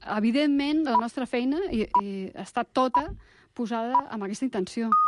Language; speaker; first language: Catalan; non-native, local second language; Spanish